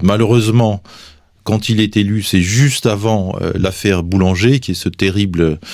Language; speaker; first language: French; native; French